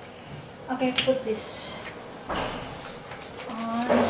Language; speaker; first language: English; non-native, learner; Indonesian